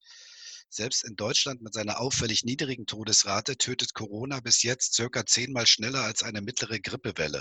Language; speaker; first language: German; native; German